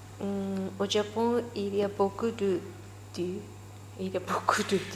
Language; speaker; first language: French; non-native, learner; Japanese